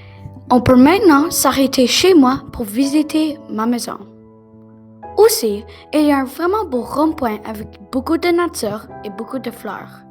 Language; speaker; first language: French; non-native, local second language; English